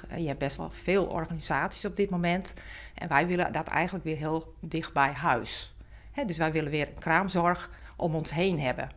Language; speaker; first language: Dutch; native; Dutch